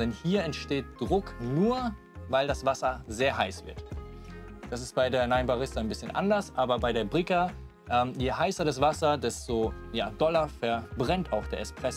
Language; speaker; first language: German; native; German